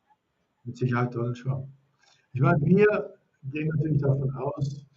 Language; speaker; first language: German; native; German